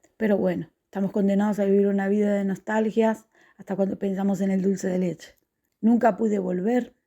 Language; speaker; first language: Spanish; native; Spanish